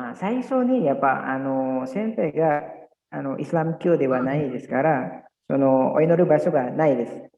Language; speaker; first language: Japanese; non-native, learner; Indonesian